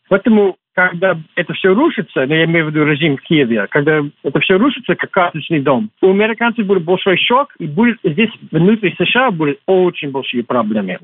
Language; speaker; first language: Russian; non-native, fluent; English